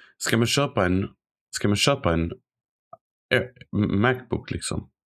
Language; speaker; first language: Swedish; early bilingual, other home language; Arabic